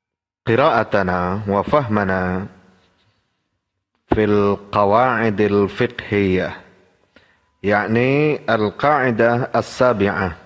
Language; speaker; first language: Arabic; non-native, fluent; Indonesian